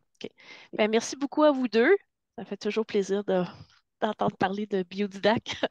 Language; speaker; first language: French; native; French